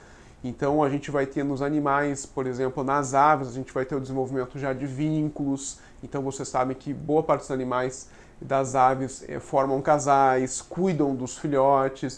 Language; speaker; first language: Portuguese; native; Portuguese